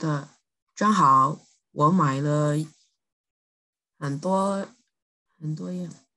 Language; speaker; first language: Chinese; non-native, learner; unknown